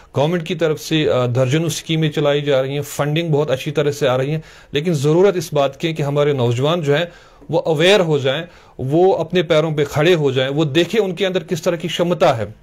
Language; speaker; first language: Hindi; non-native, local second language; Kashmiri